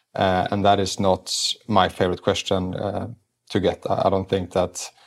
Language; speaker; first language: English; non-native, fluent; Swedish